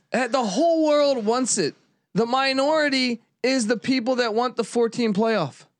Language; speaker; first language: English; native; English